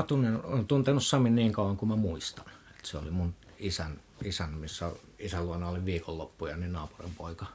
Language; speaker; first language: Finnish; native; Finnish